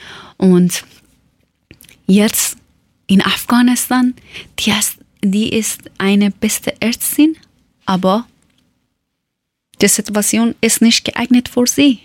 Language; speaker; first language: German; non-native, learner; Persian